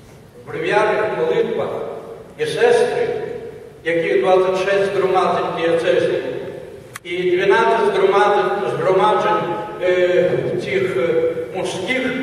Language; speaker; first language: Ukrainian; non-native, fluent; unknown